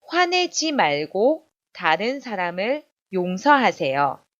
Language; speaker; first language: Korean; non-native, fluent; Chinese